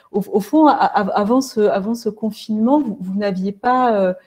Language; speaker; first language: French; native; French